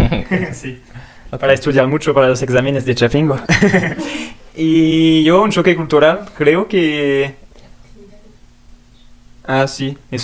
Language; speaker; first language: Spanish; non-native, learner; French